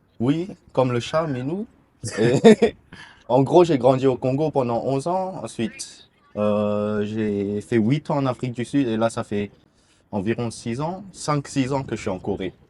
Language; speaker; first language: French; non-native, local second language; Korean